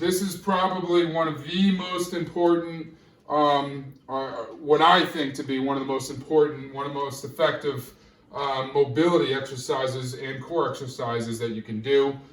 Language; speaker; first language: English; native; English